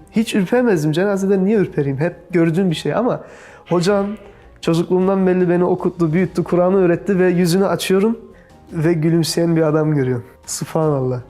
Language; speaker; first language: Turkish; early bilingual, heritage; Turkish